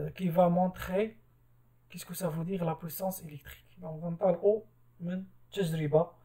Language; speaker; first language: French; non-native, local second language; Arabic